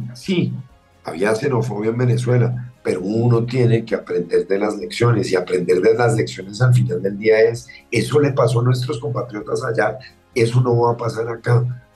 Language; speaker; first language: Spanish; native; Spanish